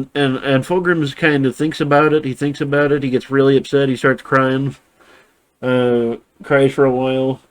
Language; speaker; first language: English; native; English